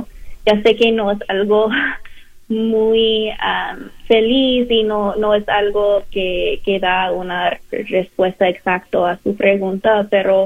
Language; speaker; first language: Spanish; non-native, learner; English